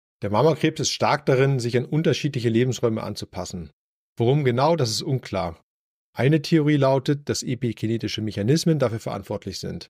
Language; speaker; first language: German; native; German